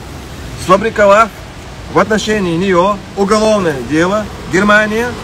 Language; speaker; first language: Russian; non-native, local second language; Chechen